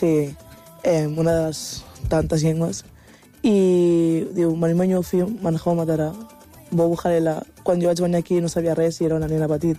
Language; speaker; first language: Catalan; early bilingual, other home language; Wolof